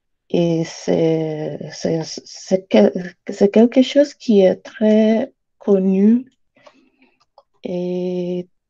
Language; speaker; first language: French; non-native, learner; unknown